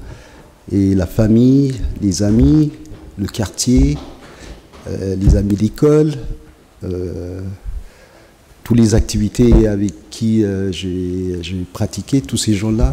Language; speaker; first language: French; non-native, fluent; Tigrinya